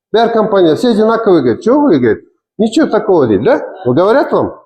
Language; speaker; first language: Russian; non-native, local second language; Kazakh